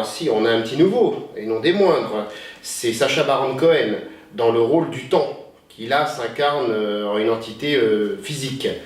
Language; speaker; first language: French; native; French